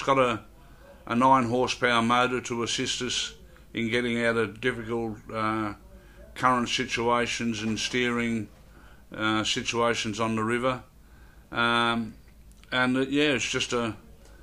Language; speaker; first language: English; native; English